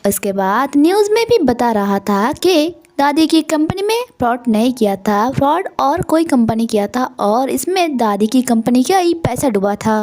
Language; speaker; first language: Hindi; non-native, local second language; Bangla